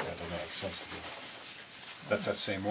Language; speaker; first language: English; native; English